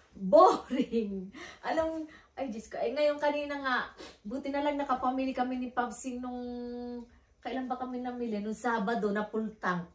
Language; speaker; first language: Filipino; native; Filipino